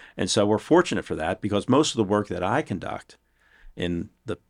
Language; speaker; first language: English; native; English